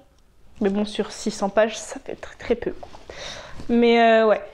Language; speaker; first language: French; native; French